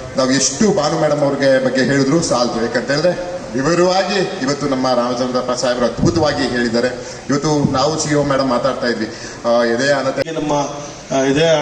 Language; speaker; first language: Kannada; native; Kannada